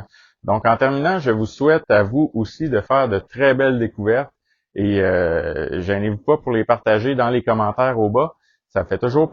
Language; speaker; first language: French; native; French